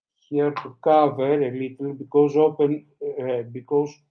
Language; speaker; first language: English; non-native, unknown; Greek